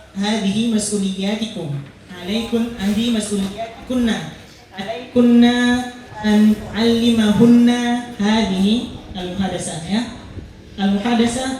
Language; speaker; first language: Arabic; non-native, fluent; Indonesian